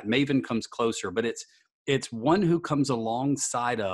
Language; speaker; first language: English; native; English